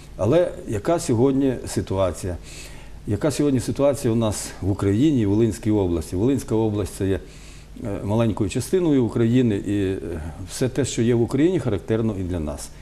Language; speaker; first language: Ukrainian; native; Ukrainian